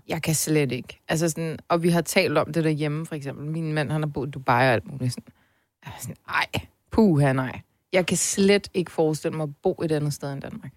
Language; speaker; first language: Danish; early bilingual, other home language; Turkish